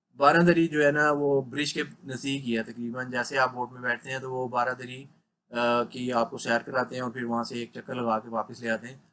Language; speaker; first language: Urdu; non-native, local second language; Punjabi